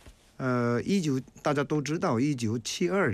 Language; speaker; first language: Chinese; non-native, fluent; Korean